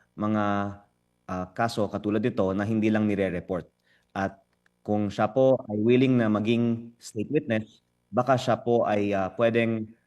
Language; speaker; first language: Filipino; native; Filipino